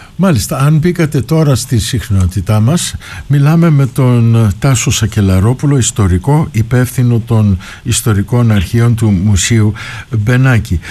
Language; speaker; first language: Greek; early bilingual, heritage; Greek